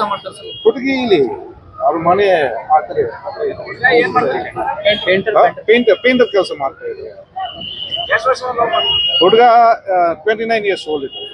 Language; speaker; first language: Kannada; non-native, fluent; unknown